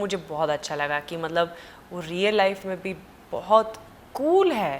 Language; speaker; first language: Hindi; non-native, fluent; Swedish